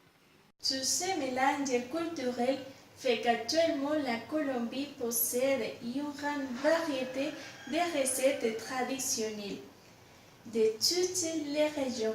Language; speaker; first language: French; non-native, fluent; Spanish